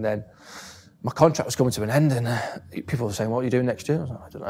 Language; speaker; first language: English; native; English